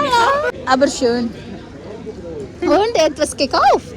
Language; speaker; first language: German; non-native, learner; Tamil